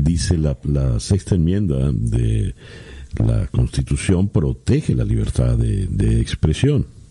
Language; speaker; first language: Spanish; native; Spanish